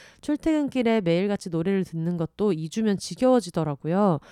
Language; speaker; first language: Korean; native; Korean